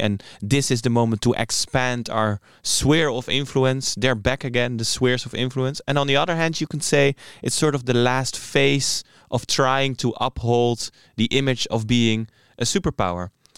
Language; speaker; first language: English; non-native, fluent; Dutch